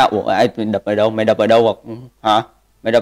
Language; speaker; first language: Vietnamese; native; Vietnamese